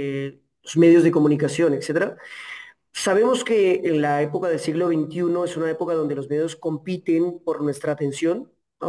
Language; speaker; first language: Spanish; native; Spanish